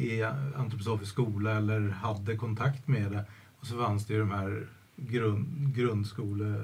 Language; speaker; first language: Swedish; native; Swedish